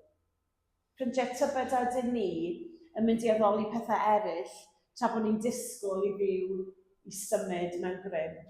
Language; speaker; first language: Welsh; native; Welsh